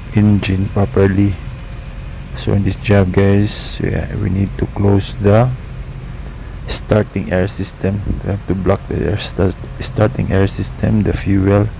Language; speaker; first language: English; non-native, local second language; Filipino